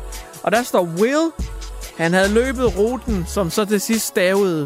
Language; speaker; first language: Danish; native; Danish